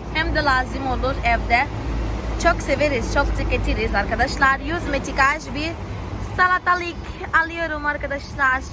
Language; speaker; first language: Turkish; non-native, fluent; Portuguese